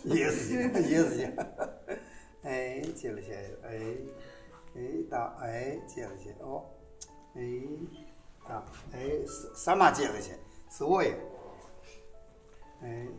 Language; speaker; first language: Russian; non-native, learner; Chinese